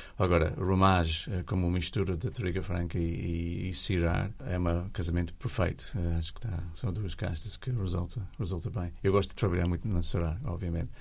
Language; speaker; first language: Portuguese; non-native, fluent; English